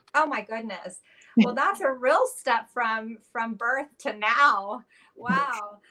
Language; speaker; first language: English; native; English